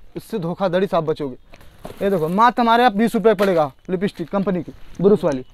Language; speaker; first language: Hindi; native; Hindi